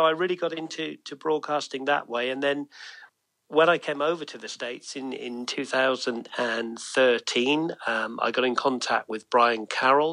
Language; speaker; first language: English; native; English